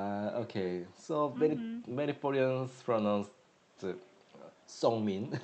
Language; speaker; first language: English; non-native, learner; Korean